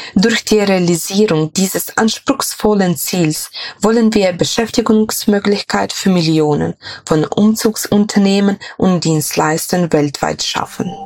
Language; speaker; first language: German; non-native, fluent; Ukrainian